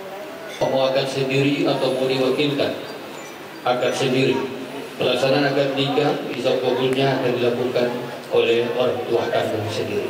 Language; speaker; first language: Indonesian; native; Indonesian